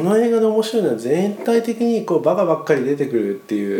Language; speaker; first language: Japanese; native; Japanese